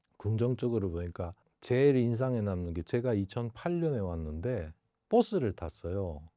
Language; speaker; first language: Korean; native; Korean